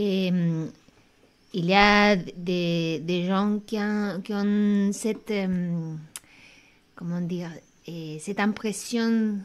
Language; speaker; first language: French; non-native, fluent; Spanish